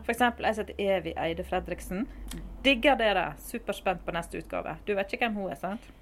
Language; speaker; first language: Norwegian; native; Norwegian